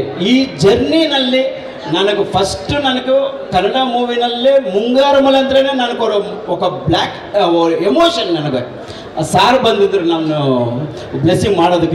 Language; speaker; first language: Kannada; non-native, local second language; Telugu